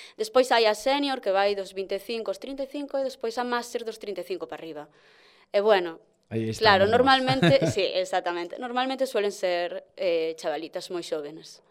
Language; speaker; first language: Galician; native; Galician